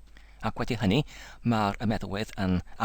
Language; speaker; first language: Welsh; non-native, learner; English